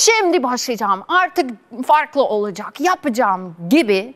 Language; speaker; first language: Turkish; non-native, fluent; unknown